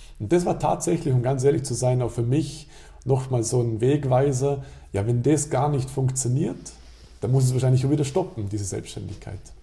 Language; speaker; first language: German; native; German